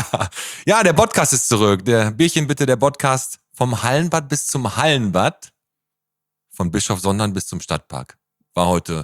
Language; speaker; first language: German; native; German